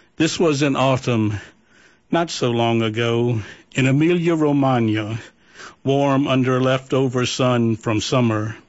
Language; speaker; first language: English; native; English